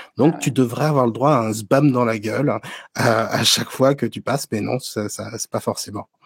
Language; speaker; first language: French; native; French